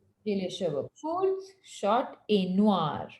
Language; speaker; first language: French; non-native, fluent; Hindi